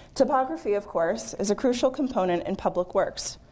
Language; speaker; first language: English; native; English